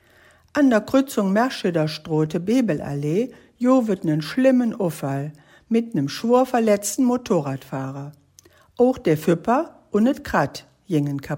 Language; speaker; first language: German; native; German